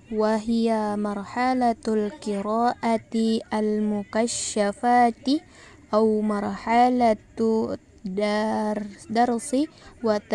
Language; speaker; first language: Arabic; non-native, learner; Indonesian